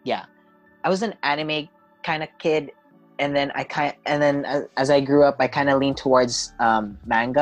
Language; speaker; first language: English; non-native, local second language; Cebuano